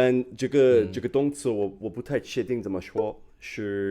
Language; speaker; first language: Chinese; non-native, fluent; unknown